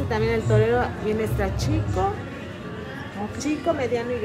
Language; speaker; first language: Spanish; native; Spanish